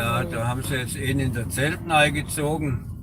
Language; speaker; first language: German; native; German